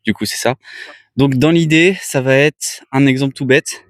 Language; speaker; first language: French; native; French